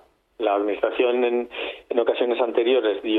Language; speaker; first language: Spanish; native; Spanish